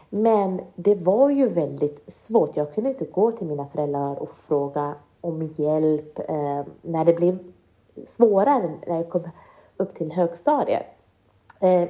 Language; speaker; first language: Swedish; early bilingual, other home language; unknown